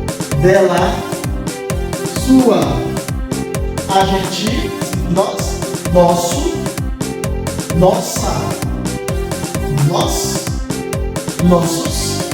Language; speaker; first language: Portuguese; non-native, fluent; Haitian Creole